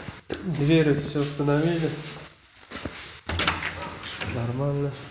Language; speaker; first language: Russian; non-native, learner; Uzbek